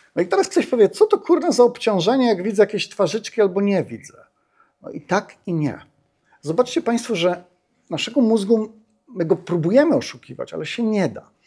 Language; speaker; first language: Polish; native; Polish